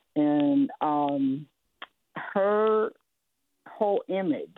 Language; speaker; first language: English; native; English